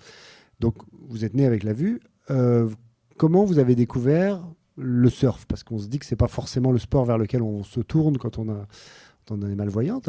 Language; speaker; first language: French; native; French